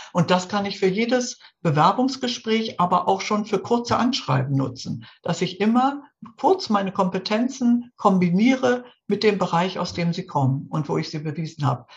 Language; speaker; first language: German; native; German